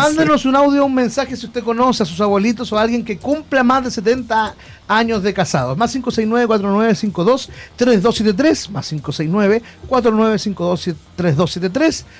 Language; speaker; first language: Spanish; native; Spanish